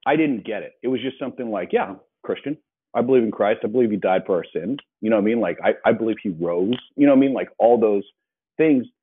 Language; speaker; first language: English; native; English